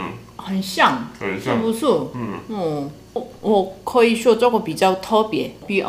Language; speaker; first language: Chinese; non-native, fluent; Korean